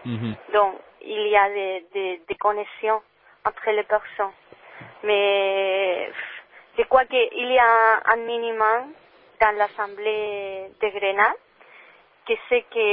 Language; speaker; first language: French; non-native, learner; Spanish